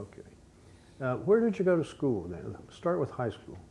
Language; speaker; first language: English; native; English